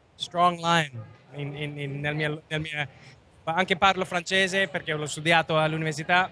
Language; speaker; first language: Italian; non-native, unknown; Sinhala